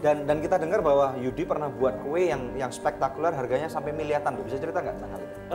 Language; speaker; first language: Indonesian; native; Indonesian